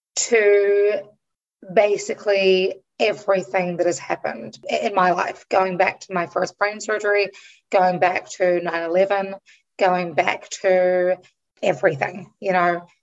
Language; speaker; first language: English; native; English